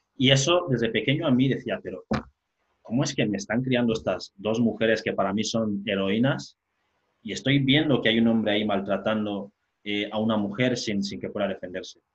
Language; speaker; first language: Spanish; non-native, local second language; Fang